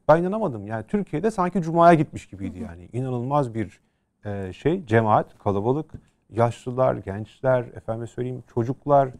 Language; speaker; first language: Turkish; native; Turkish